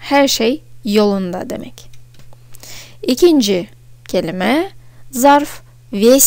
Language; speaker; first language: Turkish; non-native, fluent; Russian